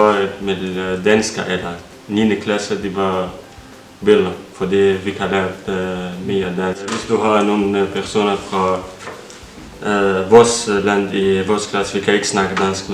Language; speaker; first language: Danish; non-native, learner; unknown